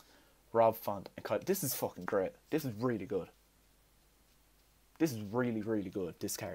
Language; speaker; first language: English; native; English